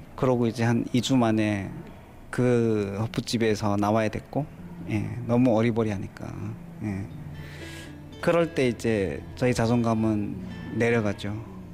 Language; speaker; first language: Korean; native; Korean